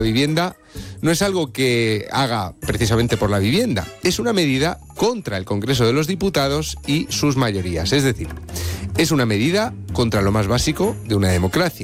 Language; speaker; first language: Spanish; native; Spanish